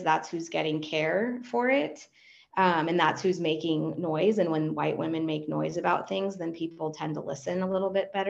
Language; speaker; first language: English; non-native, fluent; Spanish